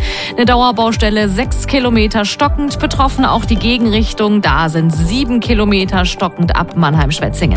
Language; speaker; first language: German; native; German